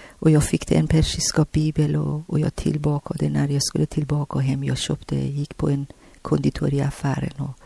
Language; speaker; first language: Swedish; non-native, learner; Persian